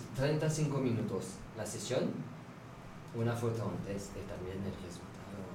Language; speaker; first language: Spanish; non-native, fluent; French